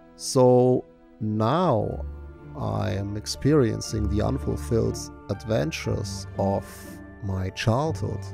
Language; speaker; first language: English; non-native, fluent; German